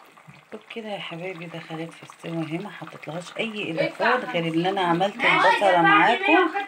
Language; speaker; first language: Arabic; native; Arabic